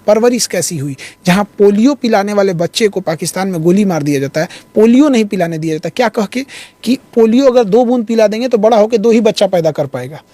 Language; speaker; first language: Hindi; native; Hindi